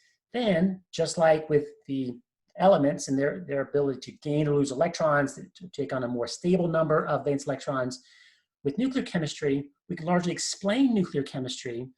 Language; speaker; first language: English; native; English